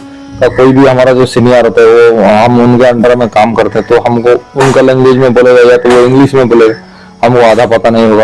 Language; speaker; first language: Hindi; non-native, local second language; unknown